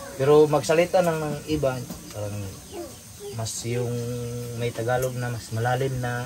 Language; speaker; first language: Filipino; non-native, local second language; Cebuano